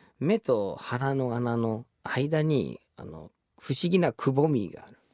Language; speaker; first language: Japanese; non-native, fluent; English